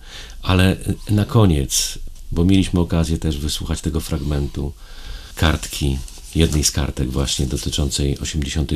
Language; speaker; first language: Polish; native; Polish